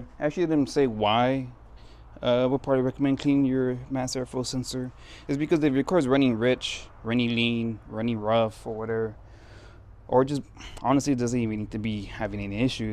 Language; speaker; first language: English; native; English